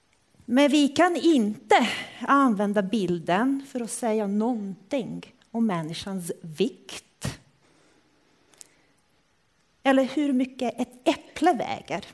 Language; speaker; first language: Swedish; non-native, fluent; Croatian